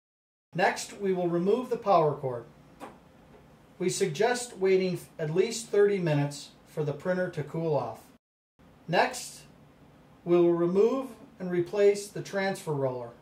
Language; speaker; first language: English; native; English